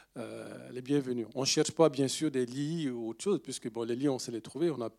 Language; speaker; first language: French; non-native, local second language; Dyula